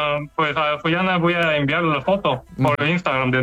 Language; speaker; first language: Spanish; non-native, fluent; Korean